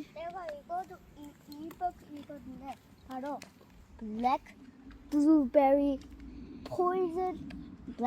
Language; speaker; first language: Korean; early bilingual, heritage; Korean